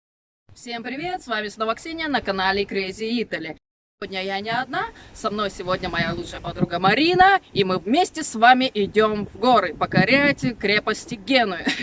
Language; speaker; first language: Russian; native; Russian